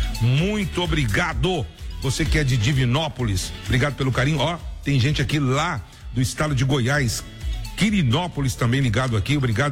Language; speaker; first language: Portuguese; native; Portuguese